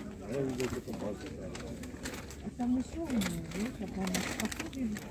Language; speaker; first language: Russian; non-native, learner; Polish